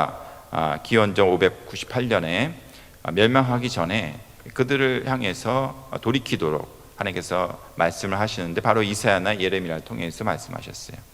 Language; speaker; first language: Korean; native; Korean